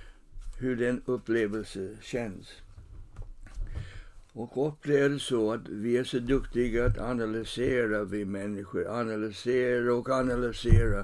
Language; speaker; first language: Swedish; non-native, fluent; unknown